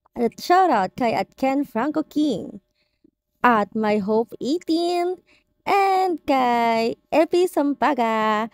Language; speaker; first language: Filipino; non-native, local second language; Bikol